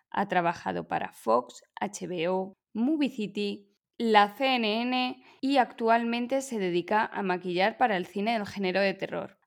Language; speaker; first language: Spanish; native; Spanish